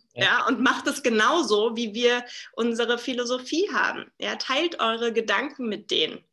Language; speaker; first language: German; native; German